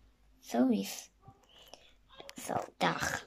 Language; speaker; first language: Dutch; early bilingual, other home language; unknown